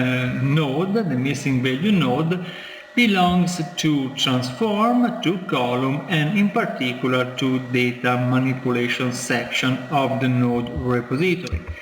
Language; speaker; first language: English; non-native, fluent; Italian